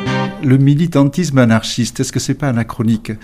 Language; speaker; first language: French; native; French